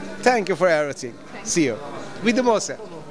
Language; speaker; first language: English; non-native, learner; Turkish